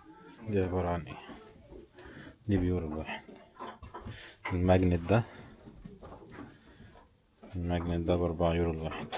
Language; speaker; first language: Arabic; native; Arabic